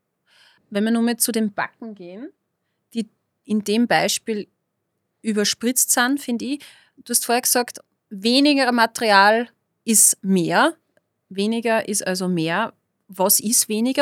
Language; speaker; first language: German; native; German